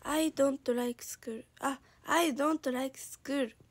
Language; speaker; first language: English; non-native, learner; Japanese